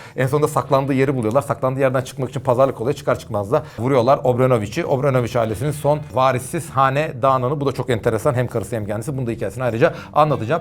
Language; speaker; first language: Turkish; native; Turkish